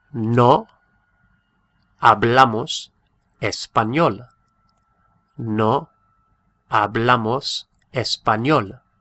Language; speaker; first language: Spanish; non-native, fluent; English